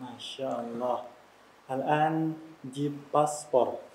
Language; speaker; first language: Arabic; non-native, learner; Indonesian